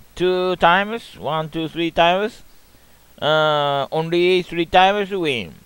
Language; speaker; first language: English; non-native, learner; Japanese